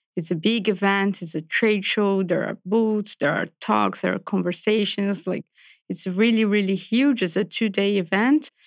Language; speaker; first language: English; non-native, fluent; Portuguese